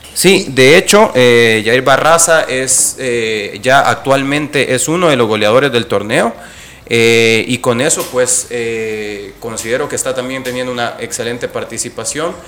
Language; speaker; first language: Spanish; native; Spanish